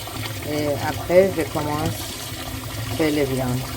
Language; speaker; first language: French; non-native, learner; Persian